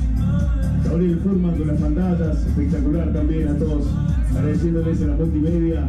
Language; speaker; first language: Spanish; native; Spanish